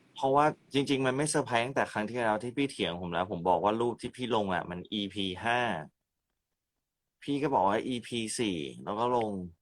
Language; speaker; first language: Thai; native; Thai